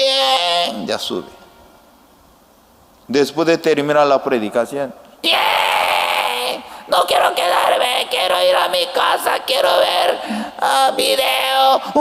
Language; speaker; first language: Spanish; non-native, fluent; Korean